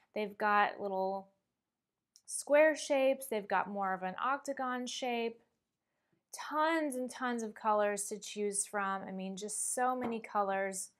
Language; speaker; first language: English; native; English